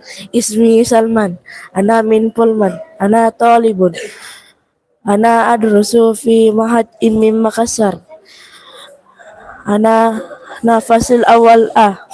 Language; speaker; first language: Arabic; non-native, learner; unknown